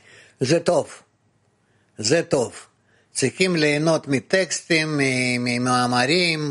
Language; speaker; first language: Hebrew; non-native, fluent; Russian